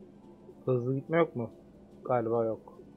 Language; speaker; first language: Turkish; native; Turkish